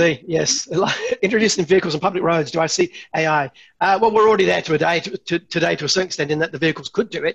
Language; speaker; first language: English; native; English